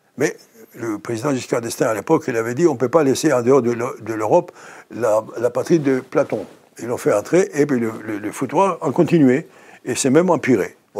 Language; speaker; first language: French; non-native, fluent; Greek